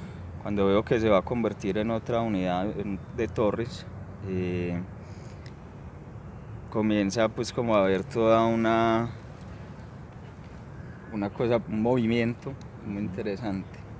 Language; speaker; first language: Spanish; native; Spanish